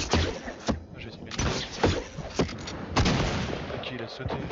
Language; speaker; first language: French; native; French